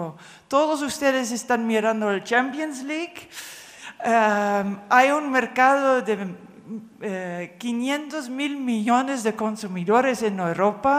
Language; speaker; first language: Spanish; non-native, fluent; Dutch